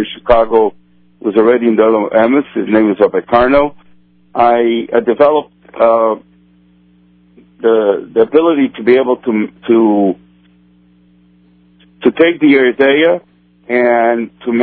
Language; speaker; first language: English; non-native, fluent; Portuguese